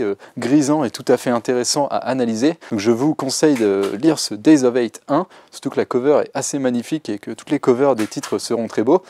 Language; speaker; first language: French; native; French